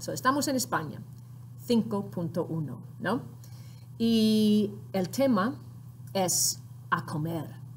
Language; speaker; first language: Spanish; non-native, fluent; English